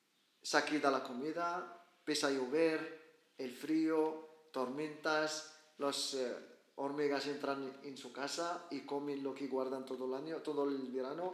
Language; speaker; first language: Spanish; non-native, learner; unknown